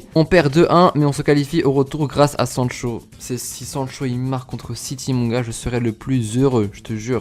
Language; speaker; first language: French; native; French